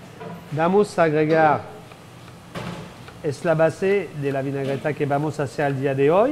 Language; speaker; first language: Spanish; non-native, fluent; French